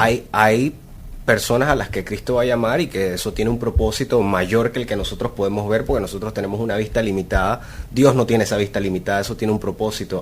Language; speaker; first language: Spanish; native; Spanish